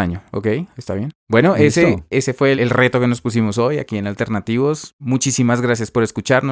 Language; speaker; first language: Spanish; native; Spanish